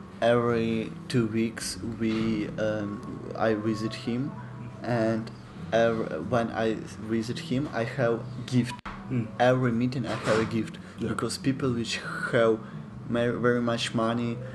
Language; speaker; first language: English; non-native, learner; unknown